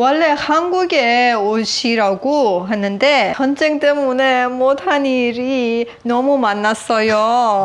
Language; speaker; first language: Korean; non-native, learner; Persian